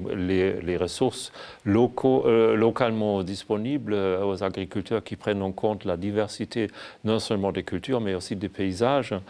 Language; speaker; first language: French; non-native, fluent; German